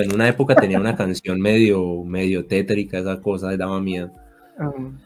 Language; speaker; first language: Spanish; native; Spanish